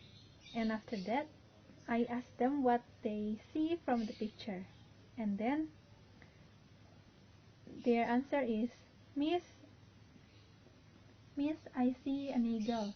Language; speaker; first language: English; non-native, learner; Indonesian